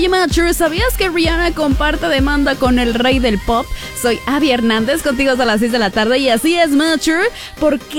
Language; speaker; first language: Spanish; native; Spanish